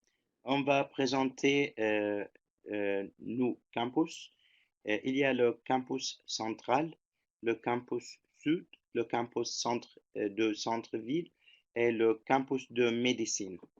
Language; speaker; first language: French; non-native, fluent; Turkish